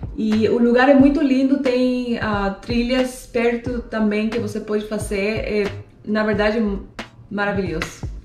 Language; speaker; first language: Portuguese; non-native, fluent; Spanish